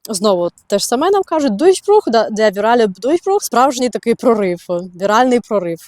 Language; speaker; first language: Ukrainian; native; Ukrainian